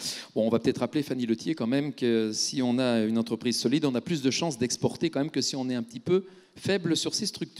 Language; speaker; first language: French; native; French